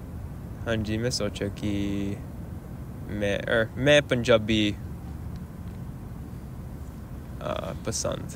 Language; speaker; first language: Punjabi; non-native, learner; English